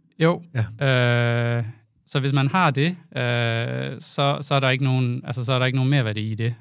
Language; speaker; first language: Danish; native; Danish